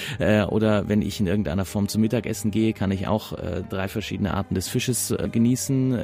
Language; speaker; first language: German; native; German